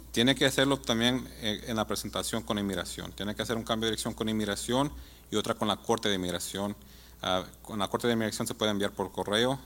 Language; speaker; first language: Spanish; early bilingual, heritage; Spanish